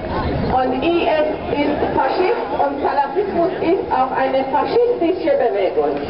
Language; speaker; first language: German; non-native, fluent; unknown